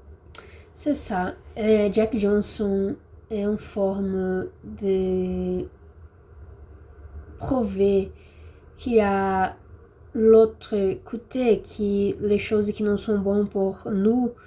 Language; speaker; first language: French; non-native, learner; Portuguese